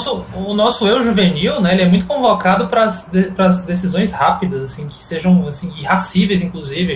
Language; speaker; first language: Portuguese; native; Portuguese